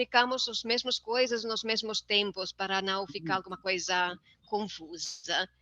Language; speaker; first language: Portuguese; non-native, fluent; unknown